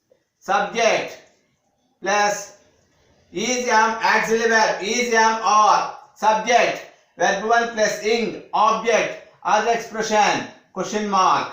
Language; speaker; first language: English; non-native, local second language; Telugu